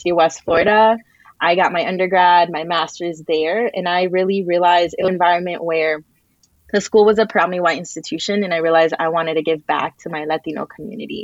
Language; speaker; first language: English; early bilingual, other home language; Spanish